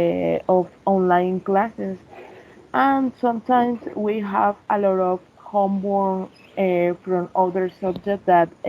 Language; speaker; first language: English; non-native, fluent; Spanish